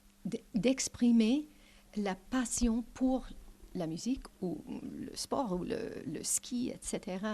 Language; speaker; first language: French; non-native, fluent; English